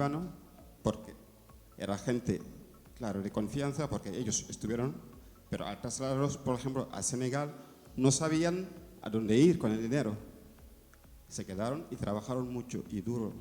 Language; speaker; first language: Spanish; non-native, fluent; Wolof